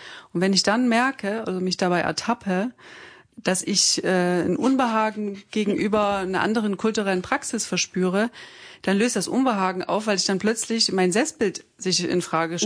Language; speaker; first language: German; native; German